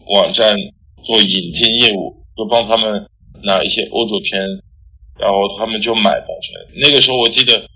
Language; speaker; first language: Chinese; non-native, fluent; French